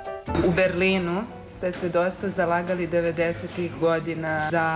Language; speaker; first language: Serbian; native; Serbian